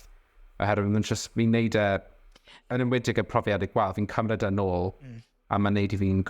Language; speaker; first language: Welsh; non-native, local second language; English